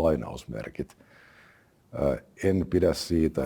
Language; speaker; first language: Finnish; native; Finnish